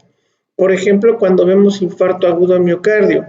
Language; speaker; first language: Spanish; native; Spanish